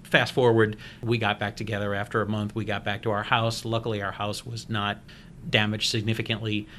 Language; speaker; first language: English; native; English